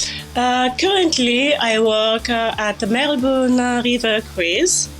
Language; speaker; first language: English; non-native, learner; French